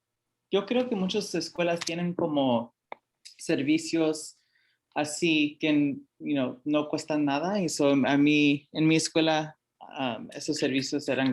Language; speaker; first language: Spanish; early bilingual, heritage; Spanish